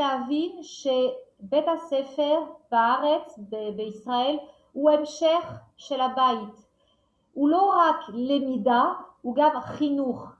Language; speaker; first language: Hebrew; non-native, fluent; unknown